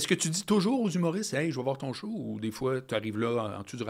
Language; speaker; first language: French; native; French